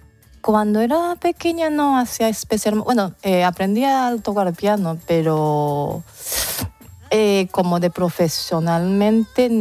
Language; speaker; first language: Spanish; non-native, fluent; Japanese